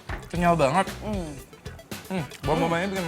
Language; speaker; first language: Indonesian; native; Indonesian